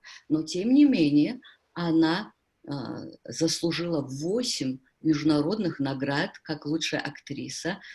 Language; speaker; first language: Russian; native; Russian